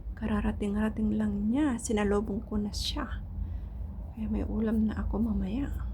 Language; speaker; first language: Filipino; non-native, local second language; Iloko